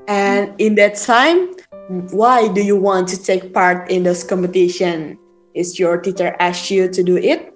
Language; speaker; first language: English; non-native, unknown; Indonesian